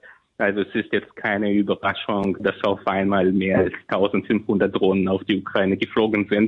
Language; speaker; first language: German; non-native, fluent; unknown